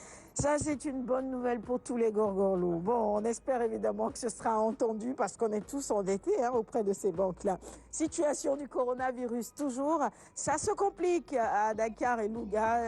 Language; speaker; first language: French; non-native, local second language; Wolof